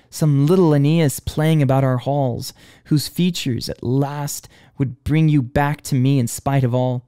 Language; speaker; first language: English; native; English